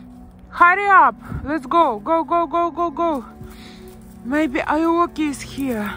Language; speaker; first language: English; non-native, learner; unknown